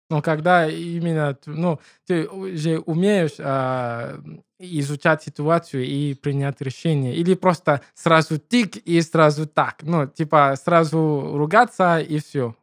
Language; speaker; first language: Russian; non-native, learner; English